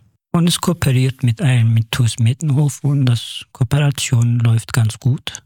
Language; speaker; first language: German; non-native, fluent; Kurdish